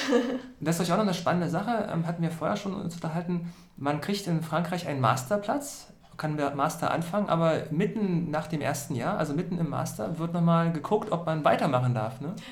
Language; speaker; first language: German; native; German